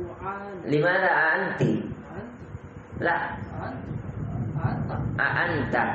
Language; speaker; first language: Arabic; non-native, fluent; Indonesian